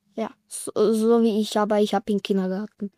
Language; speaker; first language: German; early bilingual, other home language; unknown